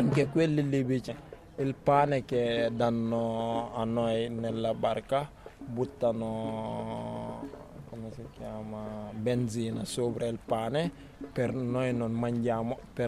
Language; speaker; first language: Italian; non-native, learner; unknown